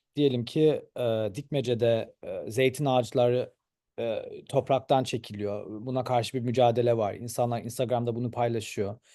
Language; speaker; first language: Turkish; early bilingual, heritage; Turkish